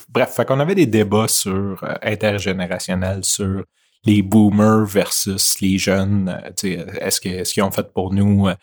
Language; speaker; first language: French; native; French